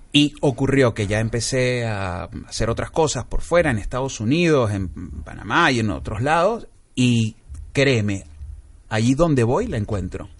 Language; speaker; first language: Spanish; native; Spanish